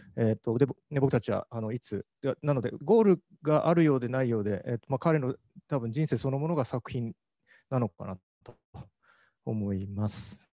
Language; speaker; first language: Japanese; native; Japanese